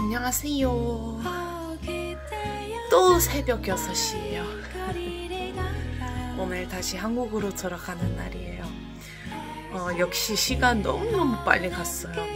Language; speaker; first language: Korean; non-native, fluent; French